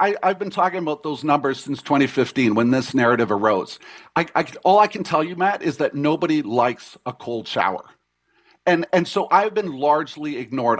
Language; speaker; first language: English; native; English